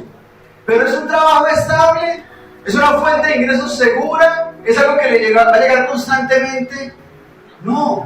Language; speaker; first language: Spanish; native; Spanish